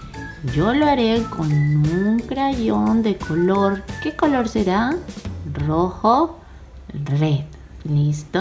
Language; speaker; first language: Spanish; native; Spanish